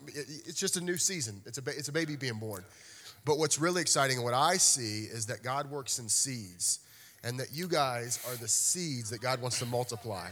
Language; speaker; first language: English; native; English